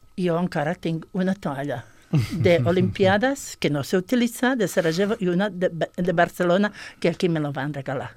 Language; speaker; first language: Catalan; non-native, fluent; Bosnian